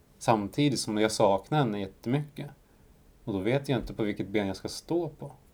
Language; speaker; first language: Swedish; early bilingual, other home language; Spanish